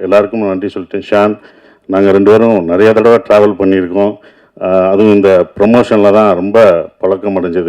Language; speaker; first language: Tamil; native; Tamil